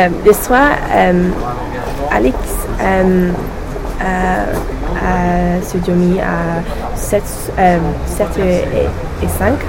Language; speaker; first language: French; non-native, learner; English